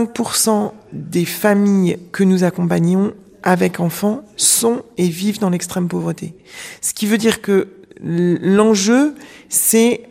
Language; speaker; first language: French; native; French